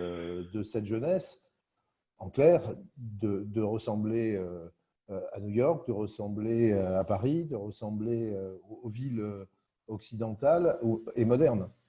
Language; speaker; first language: French; native; French